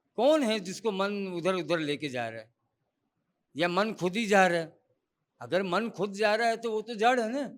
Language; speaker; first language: Urdu; non-native, local second language; Gujarati